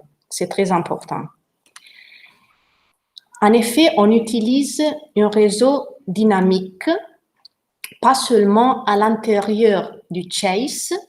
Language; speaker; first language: French; non-native, learner; Italian